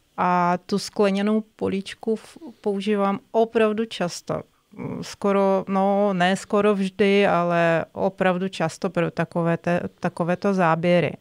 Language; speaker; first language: Czech; non-native, fluent; Russian